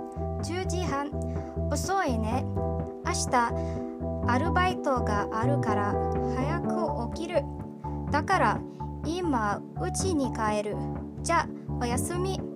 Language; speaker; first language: Japanese; non-native, learner; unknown